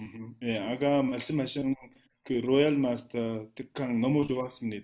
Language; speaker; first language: Korean; non-native, fluent; Mongolian